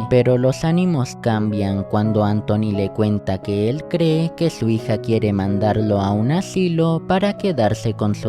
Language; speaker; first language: Spanish; native; Spanish